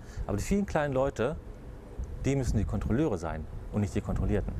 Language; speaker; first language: German; native; German